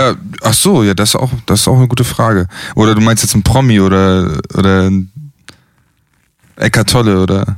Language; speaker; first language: German; native; German